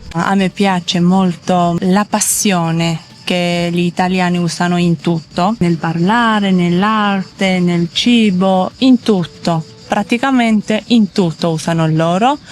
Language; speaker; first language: Italian; non-native, fluent; Georgian